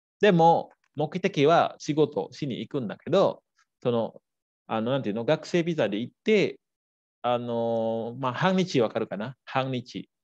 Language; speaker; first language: Japanese; non-native, fluent; Balinese